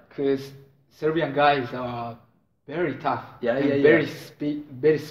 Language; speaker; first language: English; non-native, learner; Japanese